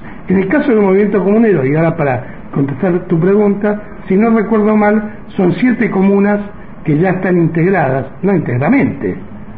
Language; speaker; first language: Spanish; native; Spanish